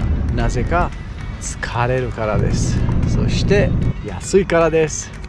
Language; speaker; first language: Japanese; non-native, fluent; Romanian